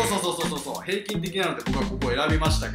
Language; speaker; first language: Japanese; native; Japanese